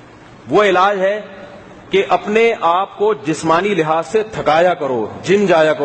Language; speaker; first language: Urdu; native; Urdu